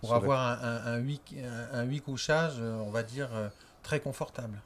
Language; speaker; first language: French; native; French